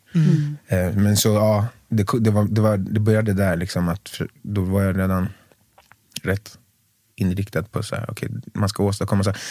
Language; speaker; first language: Swedish; native; Swedish